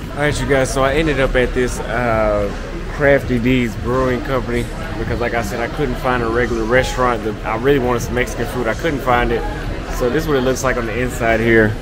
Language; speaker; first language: English; native; English